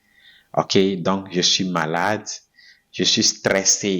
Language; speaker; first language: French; non-native, fluent; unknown